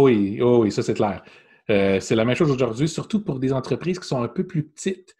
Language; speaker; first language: French; native; French